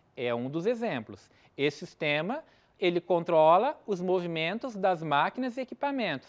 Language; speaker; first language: Portuguese; native; Portuguese